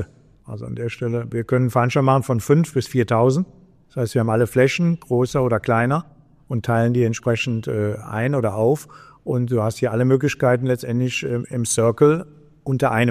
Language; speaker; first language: German; native; German